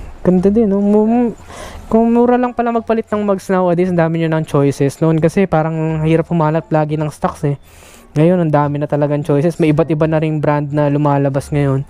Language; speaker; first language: Filipino; native; Filipino